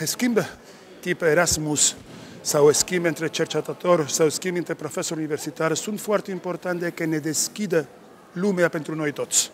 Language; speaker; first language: Romanian; non-native, learner; Spanish